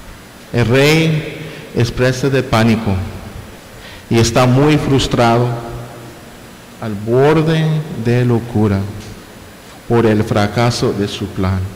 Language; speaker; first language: Spanish; non-native, fluent; English